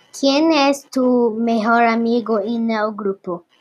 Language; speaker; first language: Spanish; non-native, learner; Portuguese